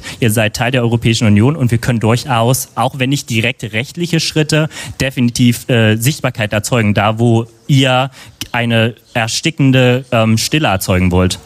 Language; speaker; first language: German; native; German